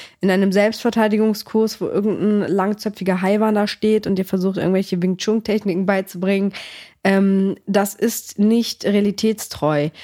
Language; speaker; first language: German; early bilingual, other home language; Greek